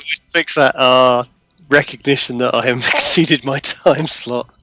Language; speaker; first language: English; native; English